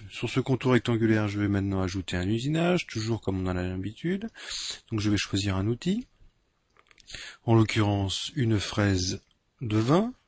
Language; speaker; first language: French; native; French